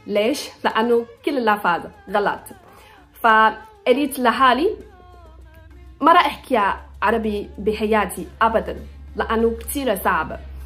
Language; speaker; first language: Arabic; non-native, fluent; Chinese